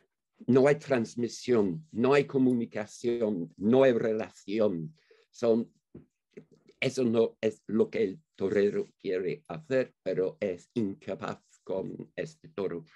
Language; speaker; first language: Spanish; non-native, fluent; English